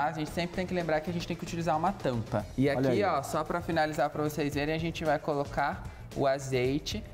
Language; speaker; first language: Portuguese; native; Portuguese